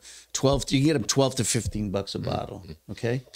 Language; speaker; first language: English; native; English